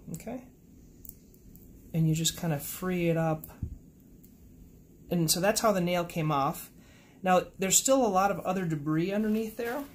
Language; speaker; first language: English; native; English